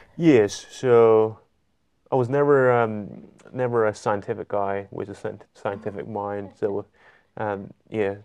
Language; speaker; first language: English; non-native, fluent; Chinese